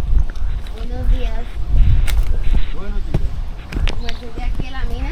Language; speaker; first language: Spanish; native; Spanish